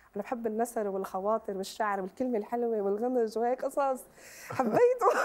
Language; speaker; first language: Arabic; native; Arabic